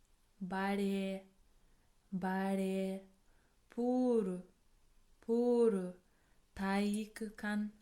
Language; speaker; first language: Japanese; non-native, fluent; English